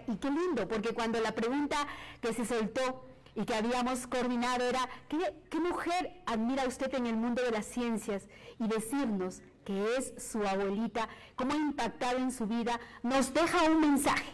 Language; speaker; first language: Spanish; native; Spanish